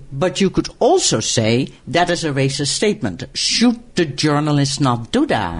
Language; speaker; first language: English; non-native, fluent; Dutch